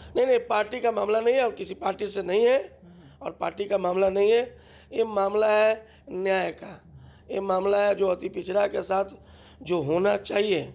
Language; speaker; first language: Hindi; native; Hindi